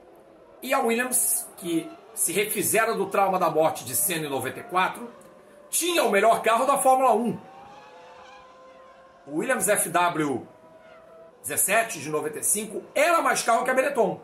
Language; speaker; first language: Portuguese; native; Portuguese